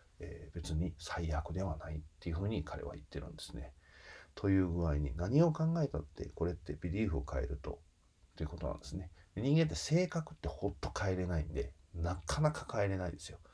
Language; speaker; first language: Japanese; native; Japanese